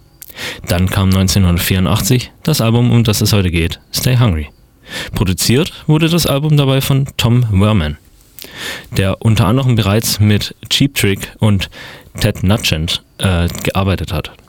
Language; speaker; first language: German; native; German